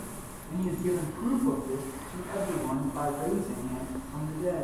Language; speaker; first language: English; native; English